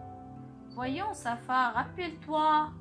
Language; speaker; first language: French; non-native, local second language; Arabic